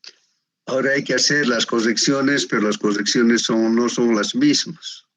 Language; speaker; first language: Spanish; native; Spanish